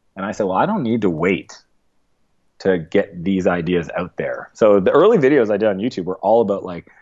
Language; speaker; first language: English; native; English